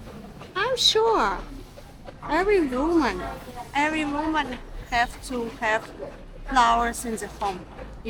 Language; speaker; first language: English; non-native, learner; Russian